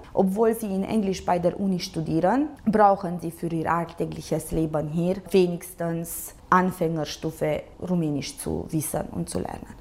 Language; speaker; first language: German; non-native, local second language; Romanian